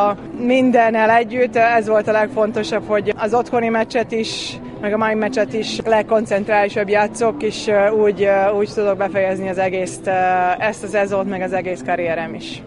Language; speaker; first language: Hungarian; non-native, fluent; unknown